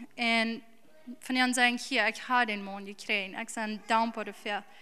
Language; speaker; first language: German; early bilingual, heritage; English